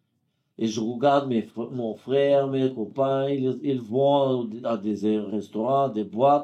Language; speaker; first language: French; non-native, fluent; Bulgarian